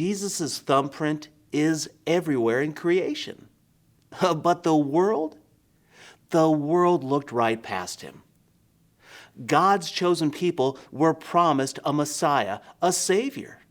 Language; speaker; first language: English; native; English